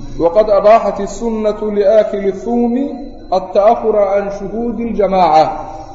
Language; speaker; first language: Arabic; non-native, local second language; Somali